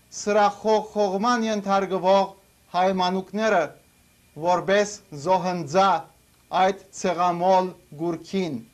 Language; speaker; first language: Armenian; early bilingual, heritage; Armenian